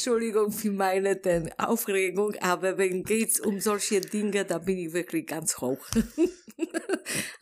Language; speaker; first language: German; non-native, learner; Polish